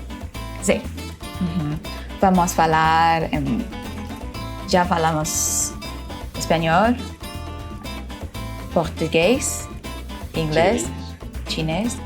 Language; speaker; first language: Portuguese; non-native, fluent; Thai